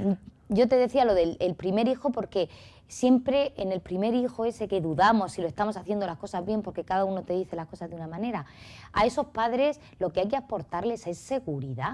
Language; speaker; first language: Spanish; native; Spanish